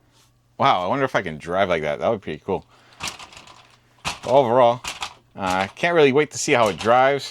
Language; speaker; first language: English; native; English